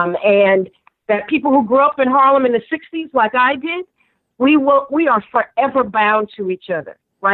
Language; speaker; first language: English; native; English